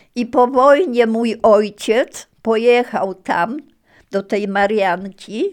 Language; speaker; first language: Polish; native; Polish